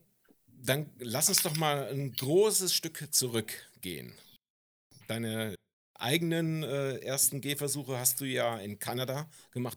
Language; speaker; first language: German; native; German